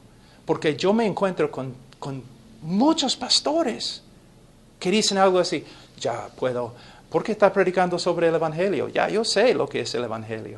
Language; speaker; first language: Spanish; non-native, fluent; English